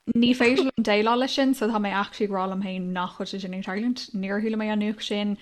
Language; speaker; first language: Irish; non-native, local second language; English